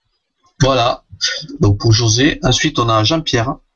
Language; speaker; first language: French; native; French